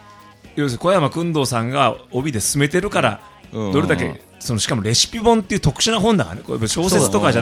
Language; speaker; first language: Japanese; native; Japanese